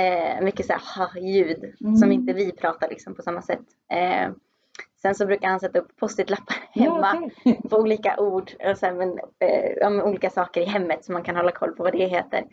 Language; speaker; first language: Swedish; native; Swedish